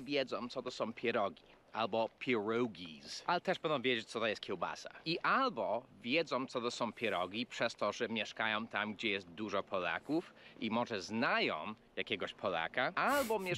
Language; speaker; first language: Polish; non-native, fluent; English